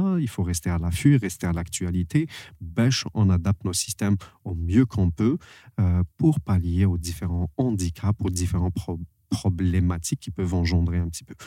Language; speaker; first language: French; non-native, local second language; Arabic